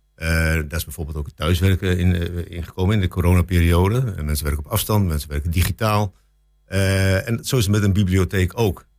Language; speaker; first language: Dutch; native; Dutch